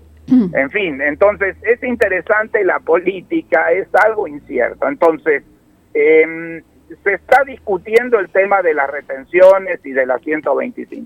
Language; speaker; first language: Spanish; native; Spanish